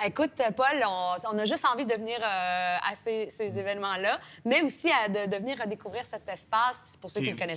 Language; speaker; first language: French; native; French